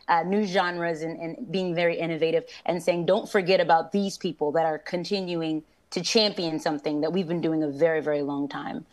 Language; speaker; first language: English; non-native, fluent; Spanish